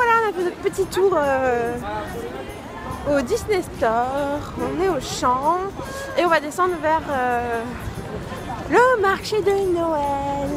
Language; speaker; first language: French; native; French